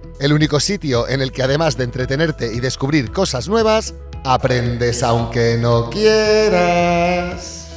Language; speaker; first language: Spanish; native; Spanish